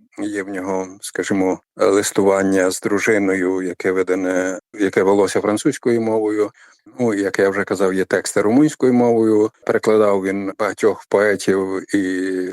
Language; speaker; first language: Ukrainian; native; Ukrainian